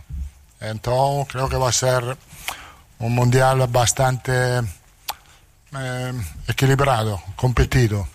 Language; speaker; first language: Portuguese; non-native, learner; Italian